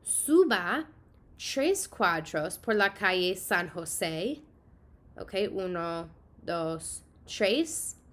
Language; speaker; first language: Spanish; non-native, fluent; English